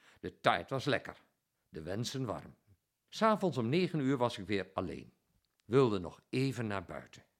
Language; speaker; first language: Dutch; native; Dutch